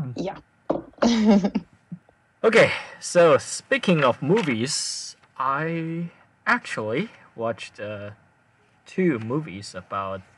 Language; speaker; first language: English; non-native, fluent; Chinese